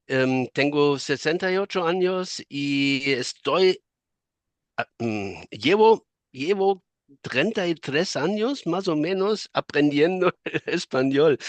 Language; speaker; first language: Spanish; non-native, fluent; German